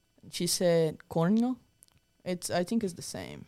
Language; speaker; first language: English; non-native, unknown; Portuguese